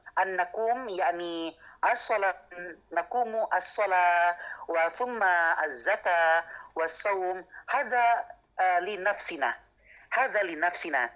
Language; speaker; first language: Arabic; non-native, learner; Indonesian